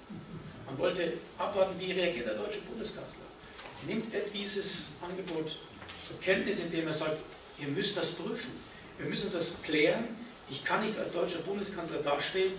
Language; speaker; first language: German; native; German